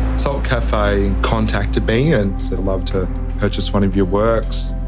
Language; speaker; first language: English; native; English